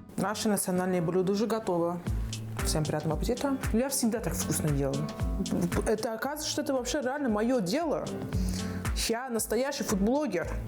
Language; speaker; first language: Russian; non-native, fluent; Persian